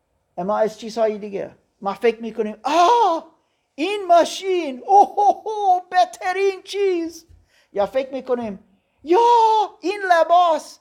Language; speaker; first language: Persian; non-native, fluent; German